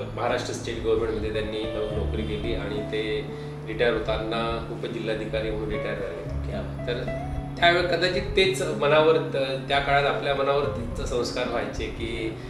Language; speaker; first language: Marathi; native; Marathi